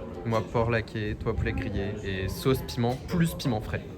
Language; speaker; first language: French; native; French